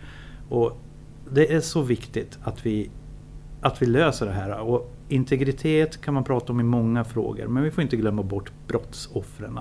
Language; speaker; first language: Swedish; native; Swedish